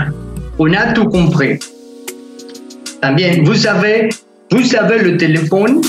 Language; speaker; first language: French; non-native, fluent; Spanish